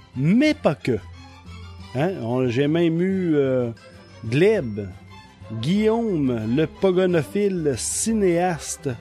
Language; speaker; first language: French; native; French